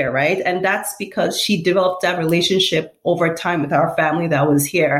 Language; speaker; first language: English; non-native, local second language; Yoruba